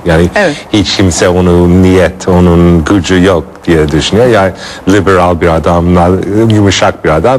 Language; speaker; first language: Turkish; non-native, fluent; English